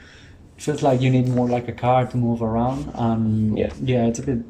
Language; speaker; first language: English; non-native, fluent; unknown